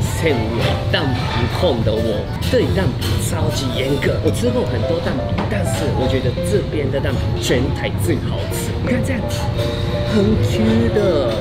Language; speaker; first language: Chinese; non-native, fluent; Japanese